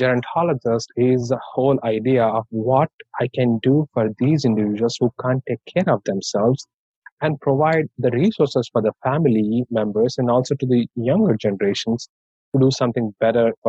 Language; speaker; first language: English; non-native, local second language; Telugu